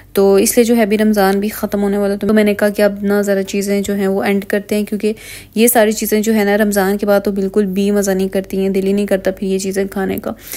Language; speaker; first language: Urdu; non-native, local second language; Punjabi